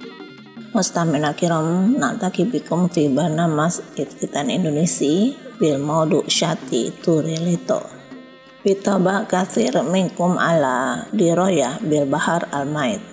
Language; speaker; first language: Arabic; non-native, fluent; Indonesian